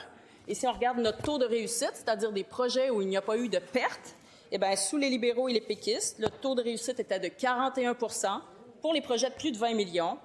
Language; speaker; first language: French; native; French